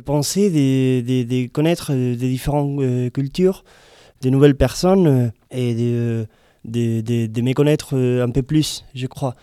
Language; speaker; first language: French; non-native, learner; Spanish